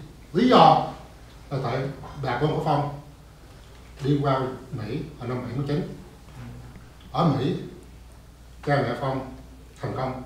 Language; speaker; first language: Vietnamese; early bilingual, heritage; English